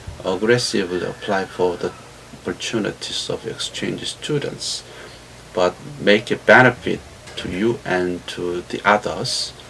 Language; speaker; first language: English; non-native, learner; Korean